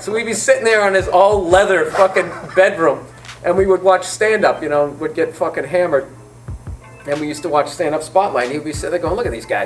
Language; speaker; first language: English; native; English